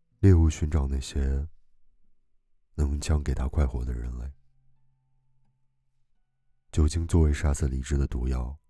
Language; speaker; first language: Chinese; native; Chinese